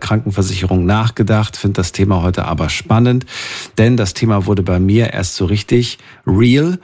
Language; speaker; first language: German; native; German